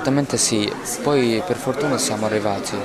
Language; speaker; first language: Italian; non-native, learner; Arabic